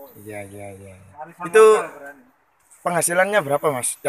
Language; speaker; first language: Indonesian; native; Indonesian